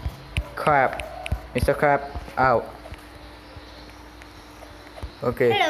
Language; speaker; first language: English; non-native, learner; Indonesian